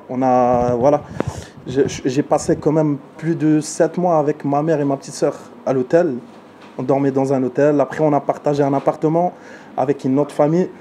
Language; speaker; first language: French; early bilingual, other home language; Arabic